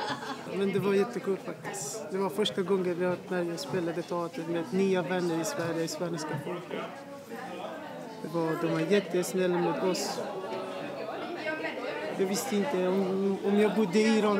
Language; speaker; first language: Swedish; non-native, learner; Persian